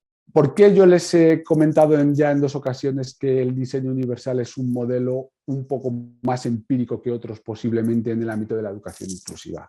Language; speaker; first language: Spanish; native; Spanish